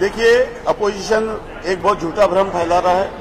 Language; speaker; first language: Hindi; non-native, local second language; Marathi